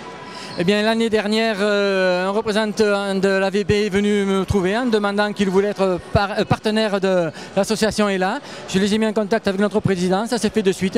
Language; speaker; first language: French; native; French